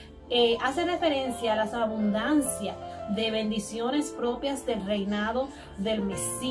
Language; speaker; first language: Spanish; native; Spanish